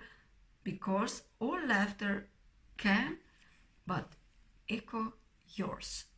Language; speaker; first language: English; non-native, fluent; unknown